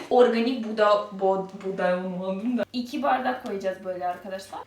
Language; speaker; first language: Turkish; non-native, learner; Ukrainian